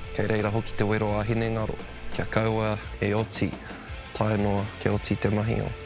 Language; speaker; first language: Māori; non-native, local second language; English